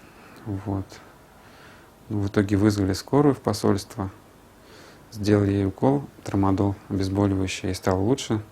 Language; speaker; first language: Russian; native; Russian